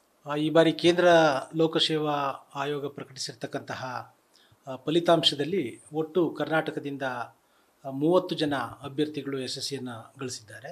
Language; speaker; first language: Kannada; native; Kannada